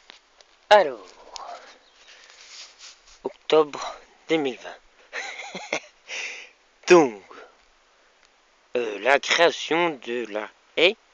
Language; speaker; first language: French; native; French